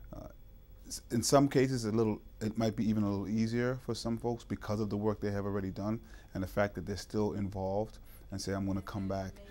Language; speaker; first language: English; native; English